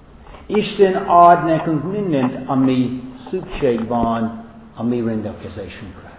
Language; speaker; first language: Hungarian; non-native, fluent; English